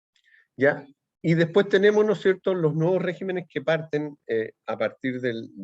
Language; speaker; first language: Spanish; native; Spanish